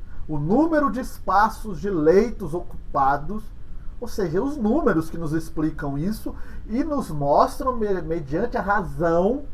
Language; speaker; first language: Portuguese; native; Portuguese